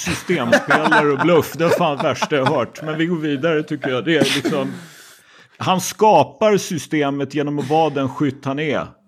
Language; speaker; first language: Swedish; native; Swedish